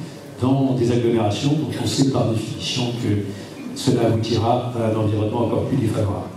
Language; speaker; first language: French; native; French